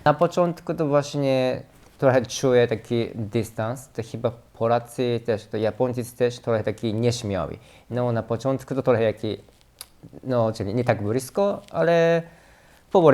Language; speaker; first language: Polish; non-native, learner; Japanese